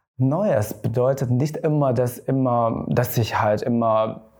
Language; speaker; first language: German; non-native, fluent; Chinese